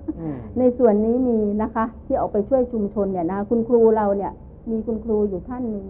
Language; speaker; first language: Thai; native; Thai